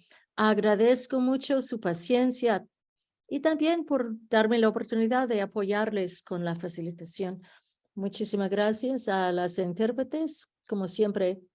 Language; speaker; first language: Spanish; early bilingual, heritage; Spanish